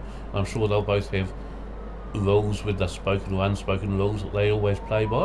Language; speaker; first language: English; native; English